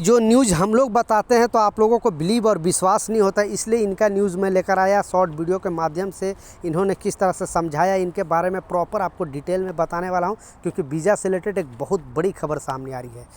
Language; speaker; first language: Hindi; native; Hindi